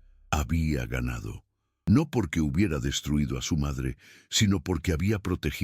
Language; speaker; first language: Spanish; native; Spanish